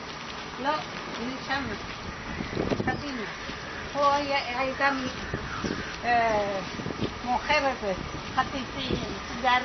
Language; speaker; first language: Hebrew; non-native, fluent; Malayalam